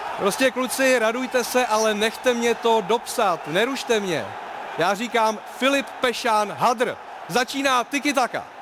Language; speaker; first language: Czech; native; Czech